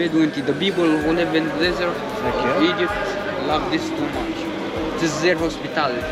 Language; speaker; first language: English; non-native, learner; Arabic